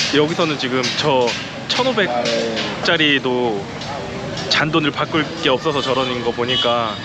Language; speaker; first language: Korean; native; Korean